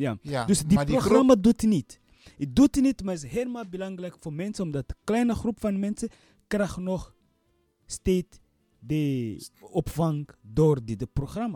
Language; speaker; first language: Dutch; non-native, learner; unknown